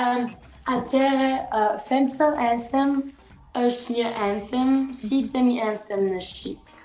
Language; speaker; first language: Albanian; early bilingual, heritage; Albanian